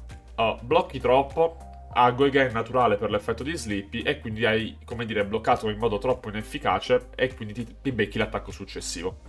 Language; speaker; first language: Italian; native; Italian